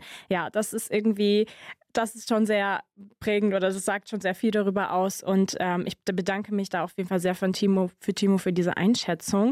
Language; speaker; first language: German; native; German